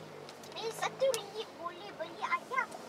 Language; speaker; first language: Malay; non-native, local second language; English